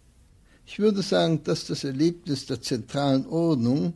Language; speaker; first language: German; native; German